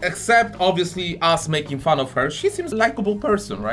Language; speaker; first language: English; non-native, fluent; Polish